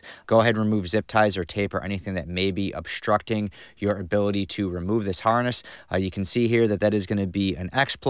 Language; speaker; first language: English; native; English